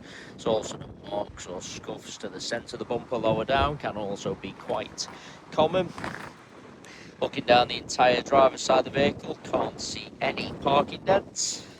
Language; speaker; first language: English; native; English